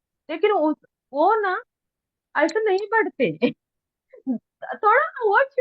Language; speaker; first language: Hindi; non-native, local second language; Marathi